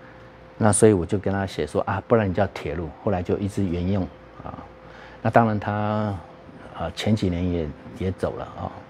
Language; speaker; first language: Chinese; native; Chinese